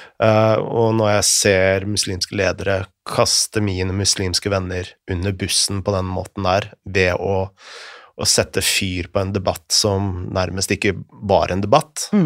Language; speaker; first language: Norwegian; native; Norwegian